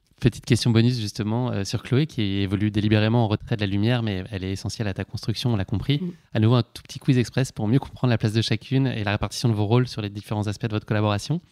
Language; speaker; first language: French; native; French